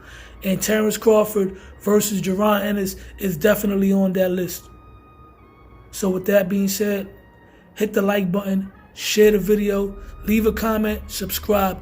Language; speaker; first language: English; native; English